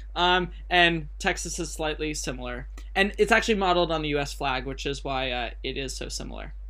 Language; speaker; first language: English; native; English